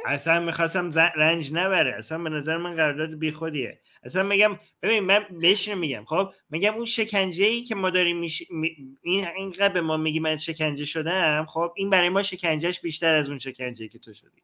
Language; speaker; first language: Persian; native; Persian